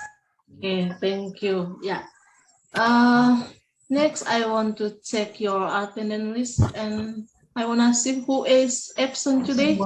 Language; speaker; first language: English; non-native, learner; Indonesian